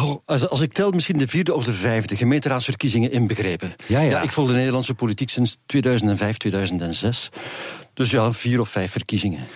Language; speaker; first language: Dutch; native; Dutch